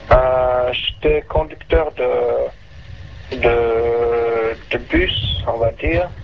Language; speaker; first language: French; non-native, learner; English